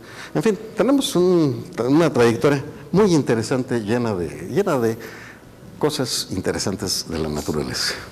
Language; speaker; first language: Spanish; native; Spanish